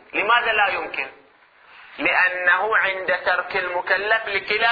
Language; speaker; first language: Arabic; native; Arabic